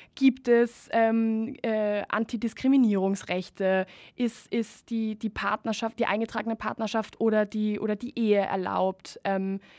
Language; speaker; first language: German; non-native, fluent; Spanish